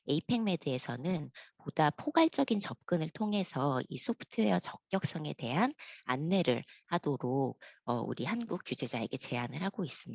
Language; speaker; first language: Korean; native; Korean